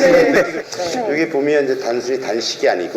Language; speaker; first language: Korean; native; Korean